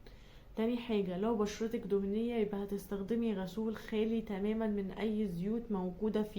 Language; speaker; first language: Arabic; native; Arabic